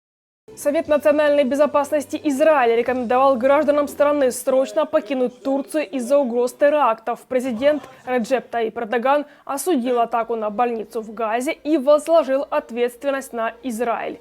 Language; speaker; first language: Russian; native; Russian